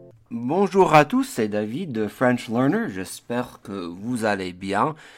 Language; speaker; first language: French; non-native, fluent; English